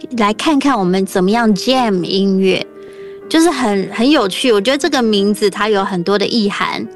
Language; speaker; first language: Chinese; non-native, local second language; Hakka Chinese